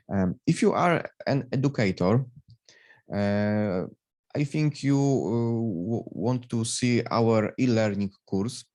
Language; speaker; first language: English; non-native, fluent; Polish